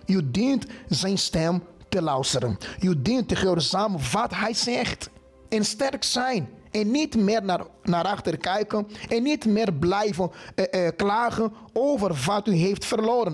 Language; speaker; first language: Dutch; non-native, fluent; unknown